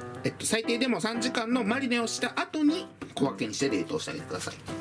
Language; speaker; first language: Japanese; native; Japanese